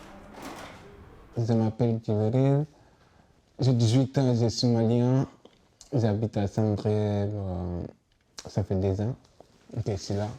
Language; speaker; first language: French; non-native, local second language; Bambara